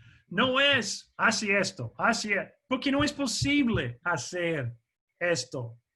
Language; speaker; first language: Spanish; non-native, fluent; English